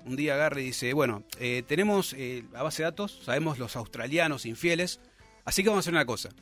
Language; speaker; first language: Spanish; native; Spanish